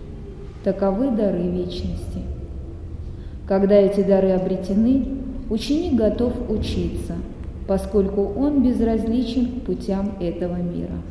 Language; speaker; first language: Russian; native; Russian